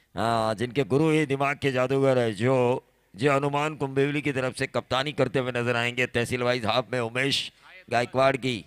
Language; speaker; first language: Hindi; non-native, local second language; Marathi